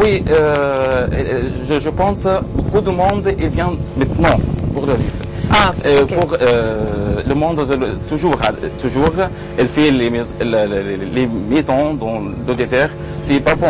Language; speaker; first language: French; non-native, learner; Arabic